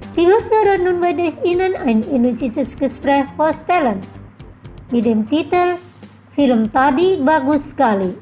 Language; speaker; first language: German; non-native, fluent; Indonesian